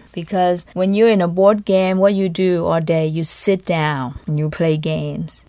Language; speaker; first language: English; non-native, fluent; Vietnamese